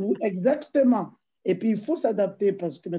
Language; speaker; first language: French; native; French